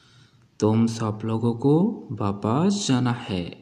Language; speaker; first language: Hindi; non-native, learner; Bangla